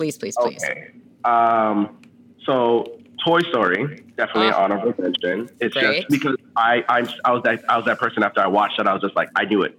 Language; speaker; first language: English; early bilingual, other home language; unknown